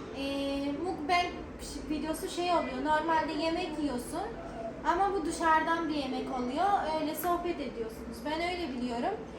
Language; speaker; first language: Turkish; native; Turkish